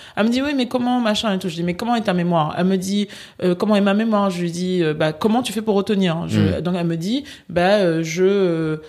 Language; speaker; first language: French; native; French